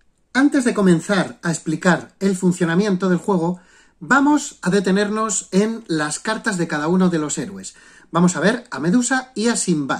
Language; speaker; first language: Spanish; native; Spanish